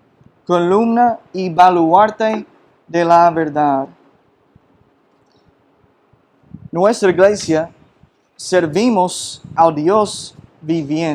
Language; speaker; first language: Spanish; non-native, fluent; English